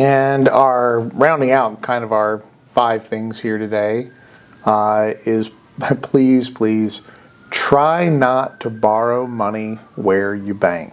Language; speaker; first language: English; native; English